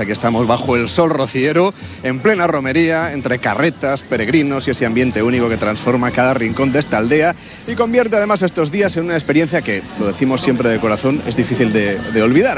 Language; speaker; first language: Spanish; native; Spanish